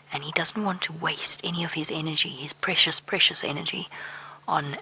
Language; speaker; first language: English; native; English